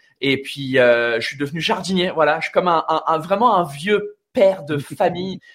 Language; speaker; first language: French; non-native, fluent; English